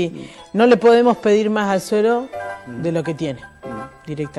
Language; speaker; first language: Spanish; native; Spanish